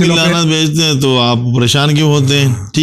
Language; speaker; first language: Urdu; native; Urdu